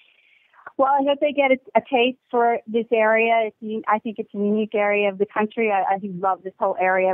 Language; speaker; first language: English; native; English